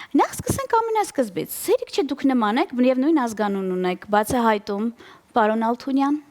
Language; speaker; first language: Armenian; native; Armenian